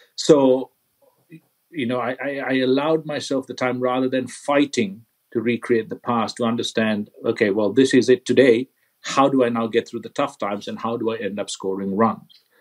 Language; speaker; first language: English; non-native, local second language; Sinhala